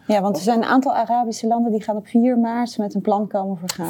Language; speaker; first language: Dutch; native; Dutch